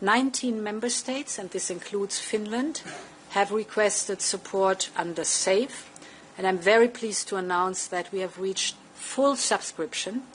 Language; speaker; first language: English; non-native, fluent; German